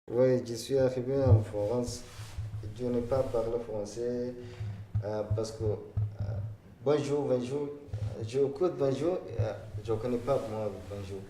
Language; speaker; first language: French; non-native, learner; Arabic